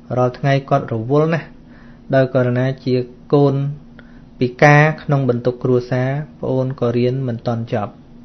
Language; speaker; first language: Khmer; native; Khmer